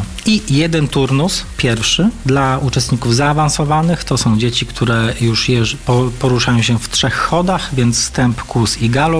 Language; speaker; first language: Polish; native; Polish